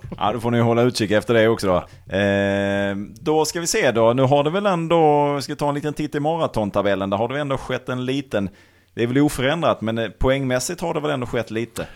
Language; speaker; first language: Swedish; native; Swedish